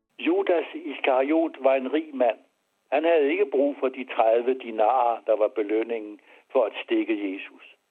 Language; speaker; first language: Danish; early bilingual, other home language; French